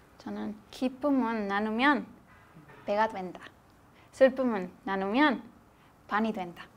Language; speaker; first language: Korean; non-native, learner; Spanish